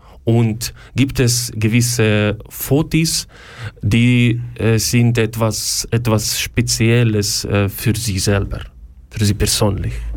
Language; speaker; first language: German; non-native, learner; Ukrainian